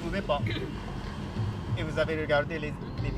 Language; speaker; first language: French; non-native, learner; Japanese